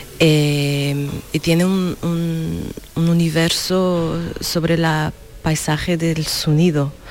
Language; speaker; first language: Spanish; non-native, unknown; Portuguese